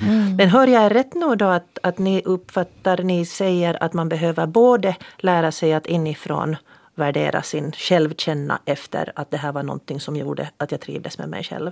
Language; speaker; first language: Swedish; native; Swedish